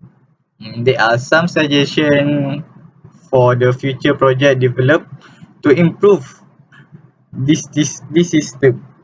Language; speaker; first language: English; non-native, learner; Malay